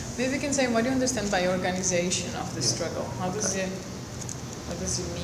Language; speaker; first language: English; non-native, learner; Portuguese